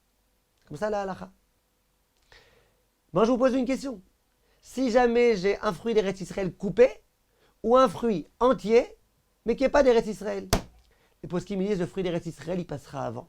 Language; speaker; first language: French; native; French